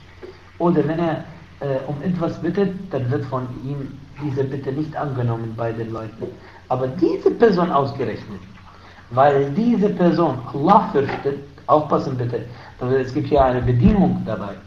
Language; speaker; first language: German; non-native, fluent; Arabic